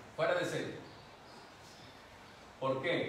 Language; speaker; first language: Spanish; native; Spanish